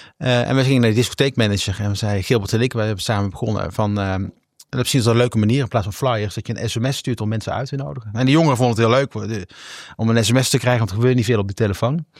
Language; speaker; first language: Dutch; native; Dutch